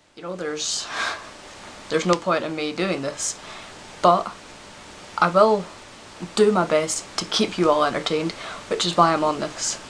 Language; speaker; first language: English; native; English